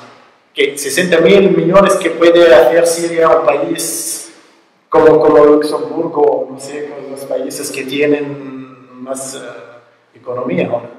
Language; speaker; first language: Spanish; non-native, learner; Arabic